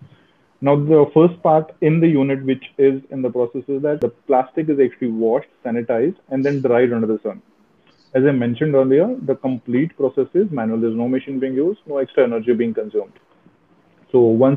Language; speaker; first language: English; non-native, local second language; Kashmiri